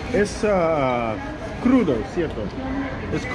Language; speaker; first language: Spanish; non-native, learner; English